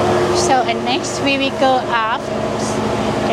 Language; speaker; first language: English; non-native, learner; Thai